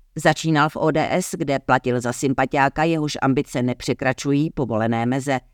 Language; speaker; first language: Czech; native; Czech